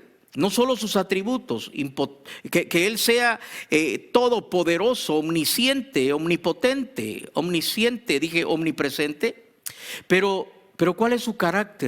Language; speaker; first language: Spanish; native; Spanish